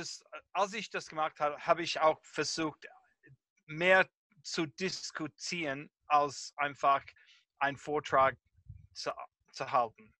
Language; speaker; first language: German; non-native, fluent; English